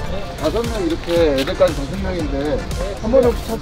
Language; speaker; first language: Korean; native; Korean